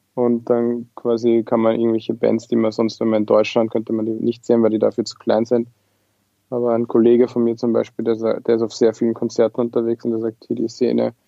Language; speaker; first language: German; native; German